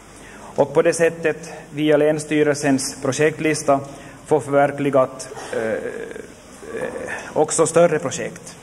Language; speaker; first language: Swedish; native; Swedish